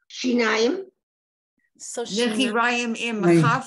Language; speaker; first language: Hebrew; non-native, learner; English